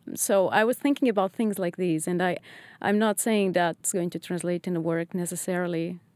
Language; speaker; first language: English; non-native, fluent; Portuguese